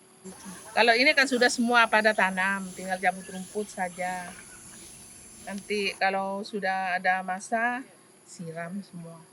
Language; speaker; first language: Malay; non-native, fluent; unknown